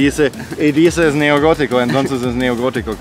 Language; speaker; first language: Spanish; non-native, learner; German